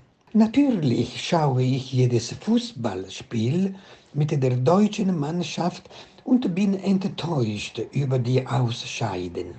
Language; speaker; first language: German; non-native, fluent; Italian